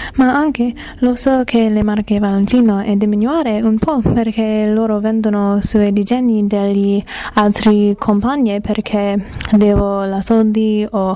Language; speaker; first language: Italian; non-native, learner; English